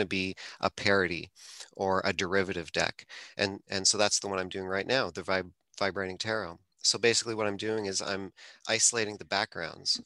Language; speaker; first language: English; native; English